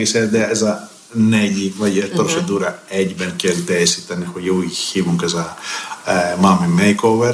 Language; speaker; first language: Hungarian; non-native, fluent; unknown